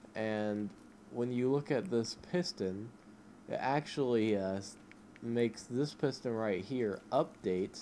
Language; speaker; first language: English; native; English